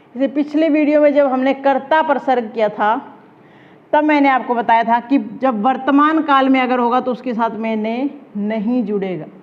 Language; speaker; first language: Hindi; native; Hindi